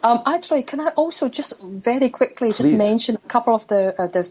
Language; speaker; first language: English; native; English